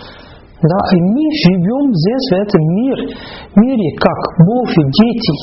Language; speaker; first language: Russian; non-native, fluent; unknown